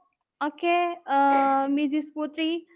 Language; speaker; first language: English; non-native, learner; Indonesian